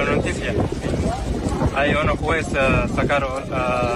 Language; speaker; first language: Spanish; non-native, learner; Arabic